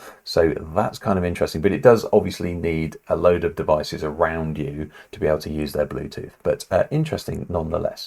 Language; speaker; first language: English; native; English